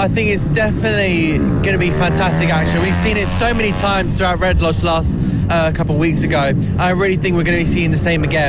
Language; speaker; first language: English; native; English